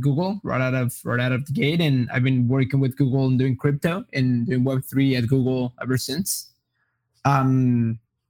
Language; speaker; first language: English; non-native, fluent; Portuguese